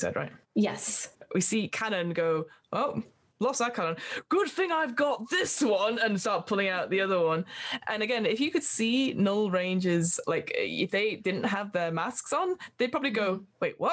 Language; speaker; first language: English; native; English